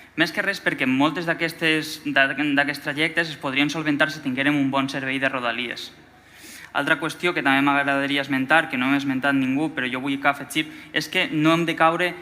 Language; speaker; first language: Catalan; native; Catalan